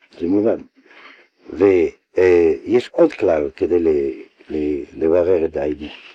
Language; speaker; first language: Hebrew; non-native, fluent; French